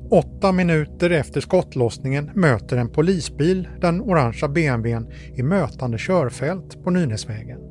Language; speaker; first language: Swedish; native; Swedish